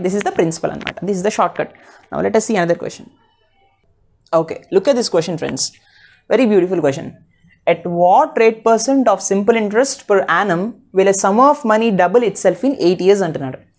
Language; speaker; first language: English; non-native, local second language; Telugu